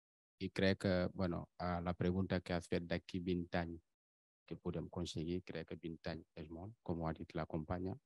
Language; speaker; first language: Catalan; non-native, fluent; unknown